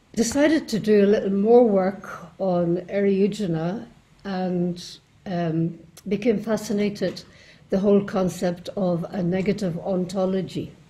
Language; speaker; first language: English; native; English